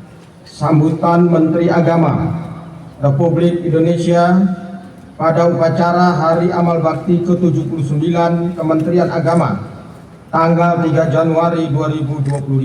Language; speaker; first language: Indonesian; native; Indonesian